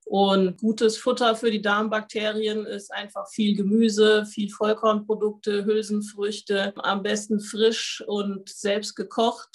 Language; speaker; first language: German; native; German